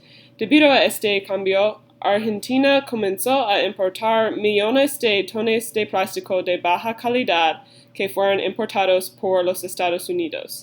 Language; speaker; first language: Spanish; non-native, learner; English